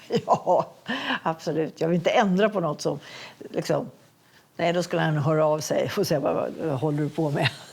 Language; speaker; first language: Swedish; native; Swedish